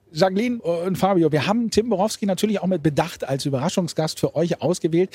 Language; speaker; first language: German; native; German